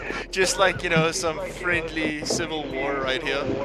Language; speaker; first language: English; non-native, local second language; Afrikaans